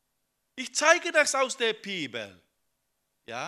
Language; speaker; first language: German; non-native, fluent; Finnish